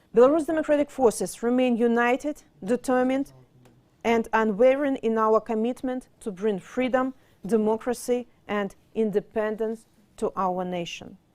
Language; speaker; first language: English; non-native, fluent; Russian